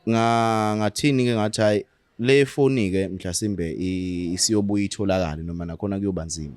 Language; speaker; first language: Zulu; native; Zulu